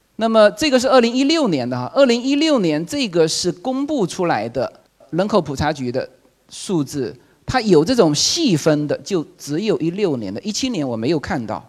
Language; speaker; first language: Chinese; native; Chinese